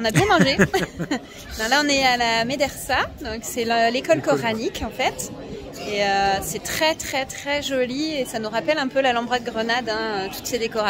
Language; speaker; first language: French; native; French